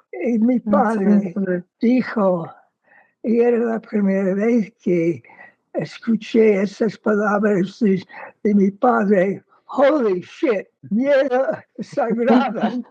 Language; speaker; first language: Spanish; non-native, fluent; English